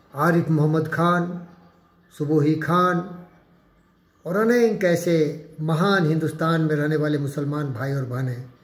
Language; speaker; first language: Hindi; native; Hindi